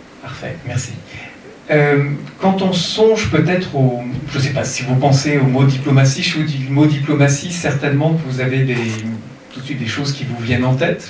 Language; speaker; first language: French; native; French